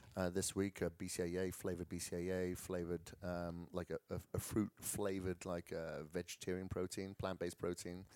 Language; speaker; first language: English; native; English